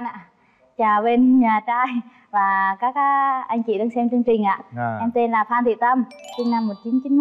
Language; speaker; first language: Vietnamese; native; Vietnamese